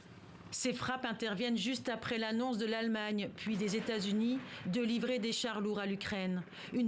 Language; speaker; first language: French; native; French